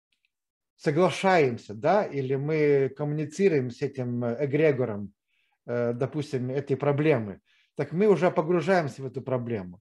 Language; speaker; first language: Russian; non-native, fluent; Lithuanian